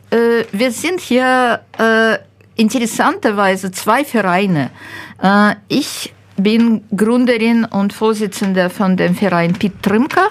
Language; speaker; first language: German; non-native, fluent; Ukrainian